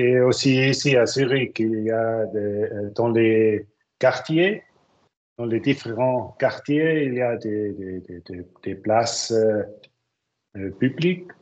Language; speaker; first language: French; non-native, learner; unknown